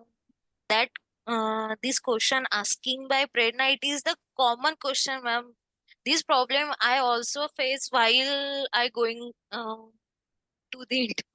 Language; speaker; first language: English; non-native, learner; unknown